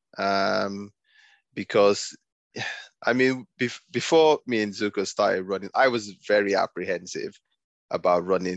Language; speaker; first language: English; non-native, local second language; Yoruba